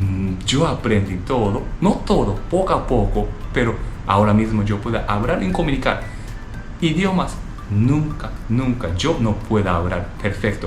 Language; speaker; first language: Spanish; non-native, learner; Japanese